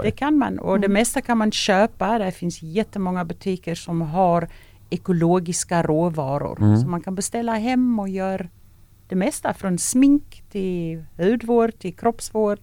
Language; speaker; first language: Swedish; non-native, fluent; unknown